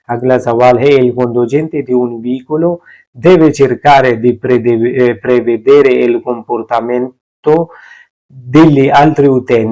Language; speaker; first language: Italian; non-native, learner; Urdu